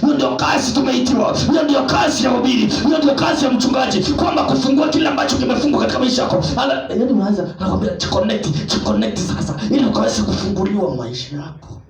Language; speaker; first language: Swahili; non-native, local second language; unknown